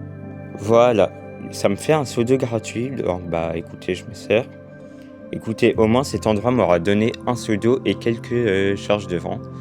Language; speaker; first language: French; native; French